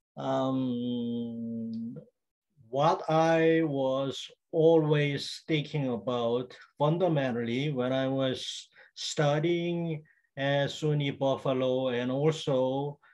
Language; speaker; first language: English; non-native, fluent; Korean